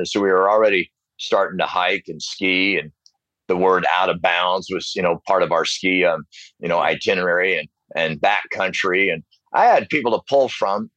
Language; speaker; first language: English; native; English